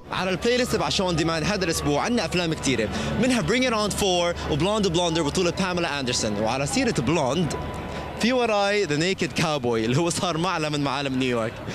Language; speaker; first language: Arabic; non-native, local second language; Korean